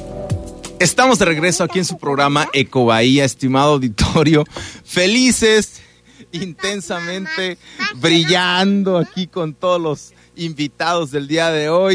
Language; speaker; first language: Spanish; native; Spanish